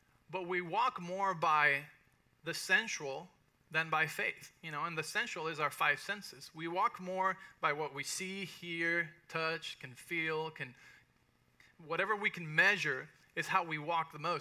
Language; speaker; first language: English; native; English